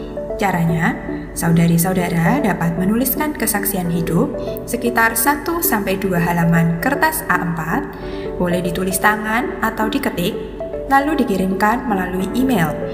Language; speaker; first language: Indonesian; native; Indonesian